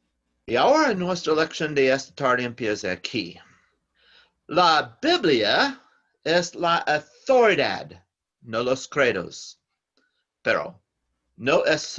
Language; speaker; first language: Spanish; non-native, learner; English